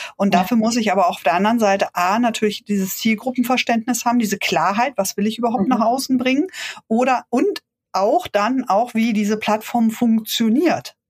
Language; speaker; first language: German; native; German